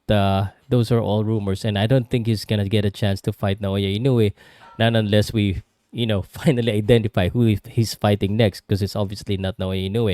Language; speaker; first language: English; non-native, local second language; Filipino